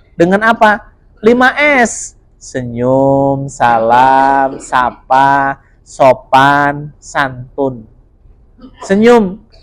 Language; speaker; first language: Indonesian; non-native, local second language; Javanese